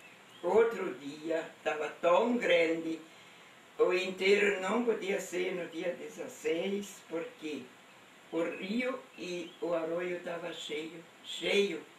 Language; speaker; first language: Portuguese; non-native, local second language; German